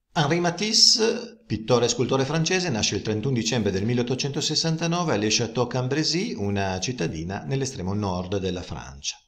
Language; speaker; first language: Italian; native; Italian